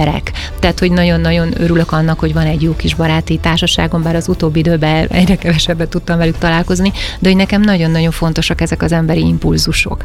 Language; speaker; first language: Hungarian; native; Hungarian